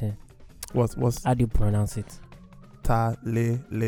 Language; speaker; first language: English; native; English